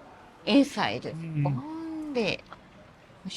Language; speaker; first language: English; non-native, learner; Japanese